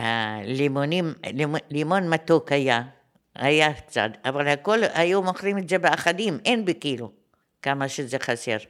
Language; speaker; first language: Hebrew; non-native, fluent; Arabic